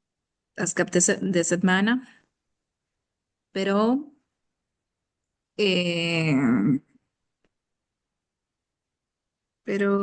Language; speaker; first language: Catalan; non-native, learner; Spanish